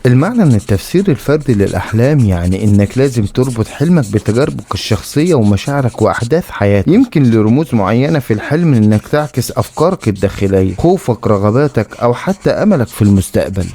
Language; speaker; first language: Arabic; native; Arabic